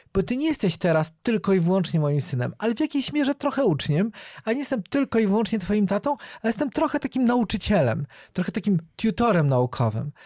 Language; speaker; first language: Polish; native; Polish